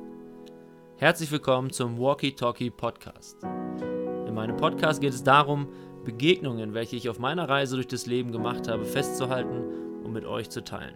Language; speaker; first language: German; native; German